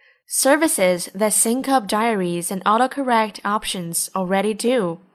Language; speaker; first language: English; non-native, fluent; Chinese